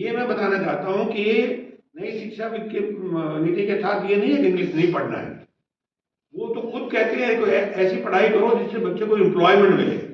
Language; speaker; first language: Hindi; native; Hindi